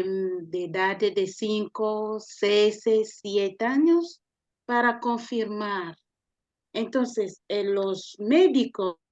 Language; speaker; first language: Spanish; non-native, learner; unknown